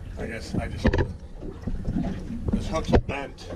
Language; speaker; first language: English; native; English